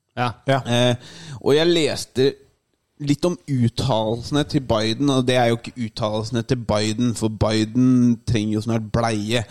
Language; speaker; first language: Norwegian; native; Norwegian